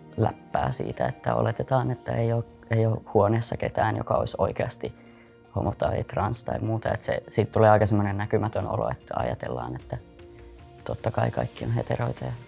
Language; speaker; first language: Finnish; native; Finnish